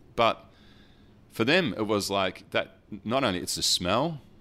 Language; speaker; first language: English; early bilingual, other home language; Dutch